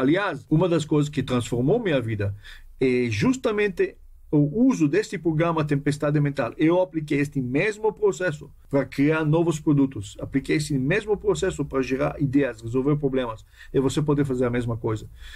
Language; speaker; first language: Portuguese; non-native, fluent; Hebrew